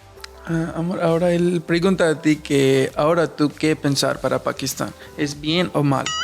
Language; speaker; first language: Spanish; non-native, learner; Urdu